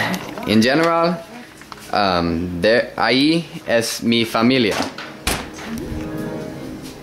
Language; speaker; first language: Spanish; non-native, learner; English